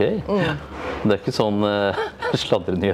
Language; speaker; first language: Norwegian; native; Norwegian